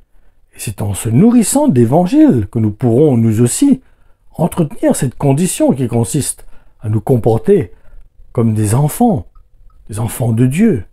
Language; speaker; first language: French; native; French